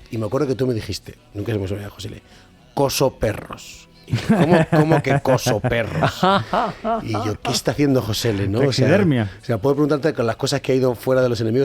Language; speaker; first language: Spanish; native; Spanish